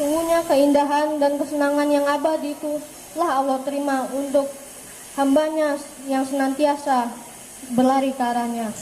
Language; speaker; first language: Indonesian; native; Indonesian